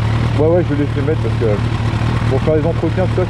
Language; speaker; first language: French; native; French